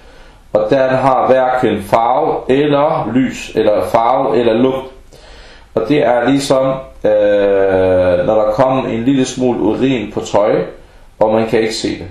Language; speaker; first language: Danish; early bilingual, other home language; Arabic